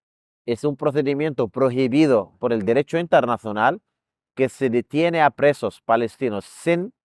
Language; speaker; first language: Spanish; non-native, fluent; Arabic